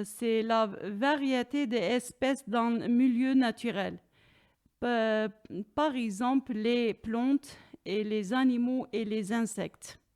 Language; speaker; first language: French; non-native, learner; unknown